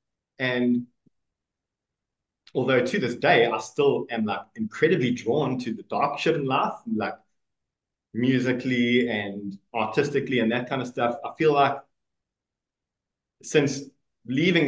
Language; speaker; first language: English; native; English